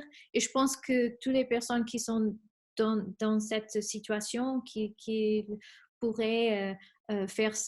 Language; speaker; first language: French; non-native, fluent; Spanish